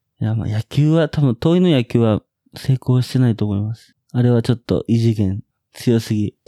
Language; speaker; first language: Japanese; native; Japanese